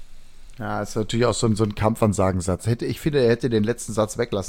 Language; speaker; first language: German; native; German